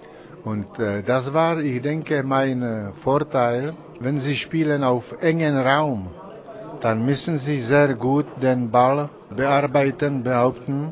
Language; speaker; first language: German; non-native, learner; Czech